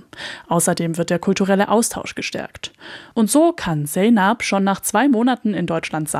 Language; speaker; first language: German; native; German